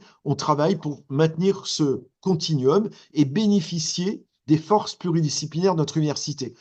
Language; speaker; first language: French; native; French